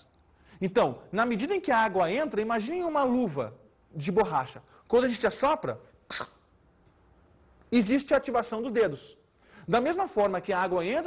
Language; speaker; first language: Portuguese; native; Portuguese